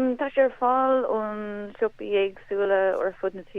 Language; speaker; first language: Irish; non-native, local second language; English